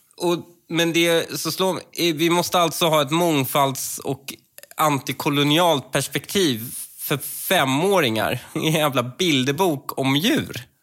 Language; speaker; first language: Swedish; early bilingual, other home language; Persian